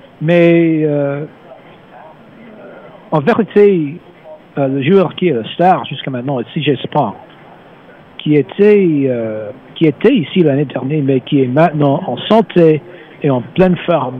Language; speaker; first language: French; non-native, fluent; English